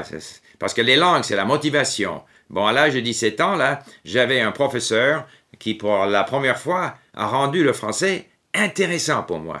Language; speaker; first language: French; non-native, fluent; English